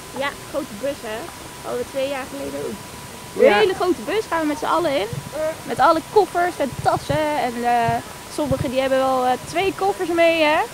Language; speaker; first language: Dutch; native; Dutch